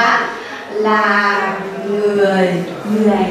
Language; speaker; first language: Vietnamese; non-native, learner; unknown